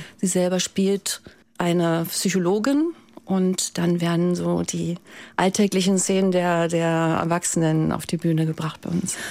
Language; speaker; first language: German; native; German